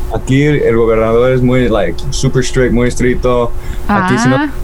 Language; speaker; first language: Spanish; early bilingual, heritage; Spanish